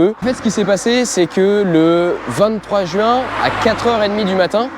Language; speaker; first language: French; native; French